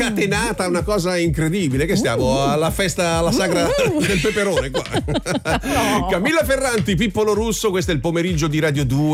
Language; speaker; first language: Italian; native; Italian